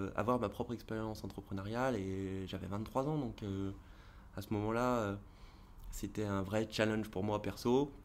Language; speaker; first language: French; native; French